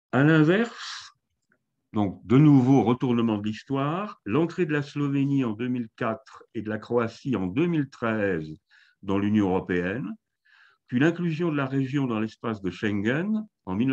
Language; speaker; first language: French; native; French